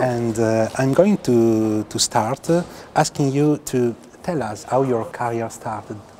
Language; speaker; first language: English; non-native, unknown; Italian